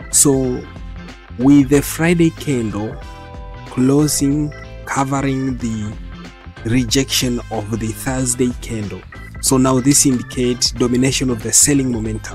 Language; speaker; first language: English; non-native, local second language; Swahili